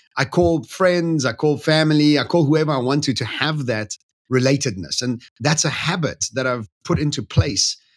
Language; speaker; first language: English; native; English